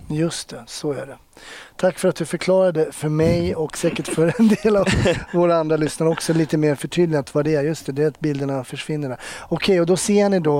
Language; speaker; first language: Swedish; native; Swedish